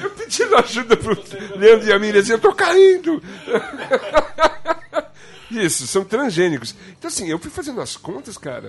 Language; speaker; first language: Portuguese; native; Portuguese